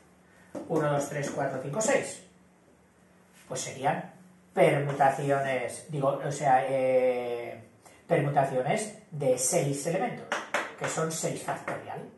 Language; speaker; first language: Spanish; native; Spanish